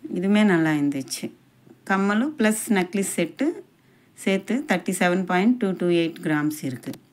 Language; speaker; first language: Tamil; non-native, local second language; Telugu